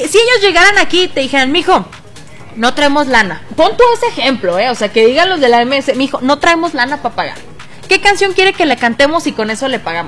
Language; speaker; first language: Spanish; native; Spanish